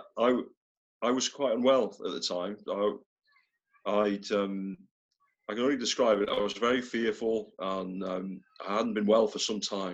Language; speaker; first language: English; native; English